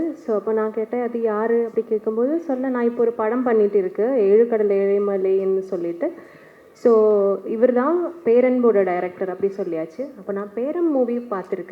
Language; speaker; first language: Tamil; non-native, learner; Malayalam